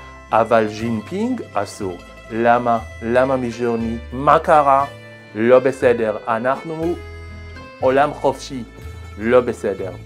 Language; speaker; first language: Hebrew; non-native, learner; Swedish